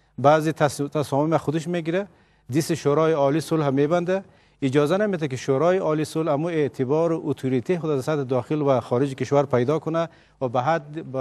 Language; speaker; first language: Persian; native; Persian